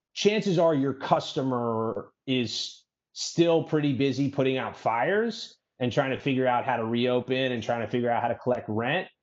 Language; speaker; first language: English; native; English